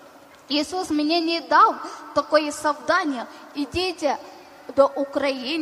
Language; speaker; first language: Ukrainian; non-native, learner; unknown